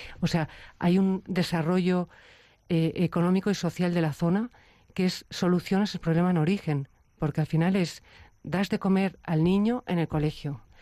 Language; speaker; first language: Spanish; native; Spanish